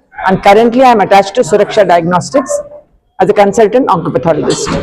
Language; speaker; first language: English; non-native, local second language; Bangla